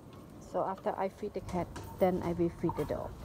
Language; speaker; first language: English; non-native, learner; Khmer